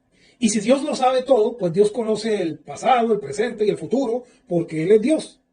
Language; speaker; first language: Spanish; native; Spanish